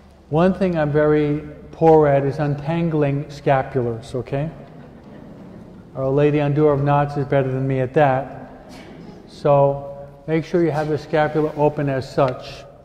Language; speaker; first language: English; native; English